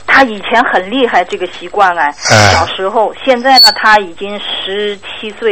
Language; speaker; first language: Chinese; native; Chinese